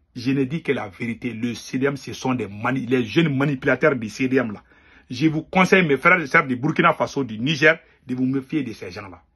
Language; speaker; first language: French; non-native, local second language; Bambara